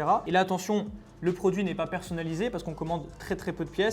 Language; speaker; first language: French; native; French